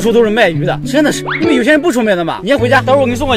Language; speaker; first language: Chinese; native; Chinese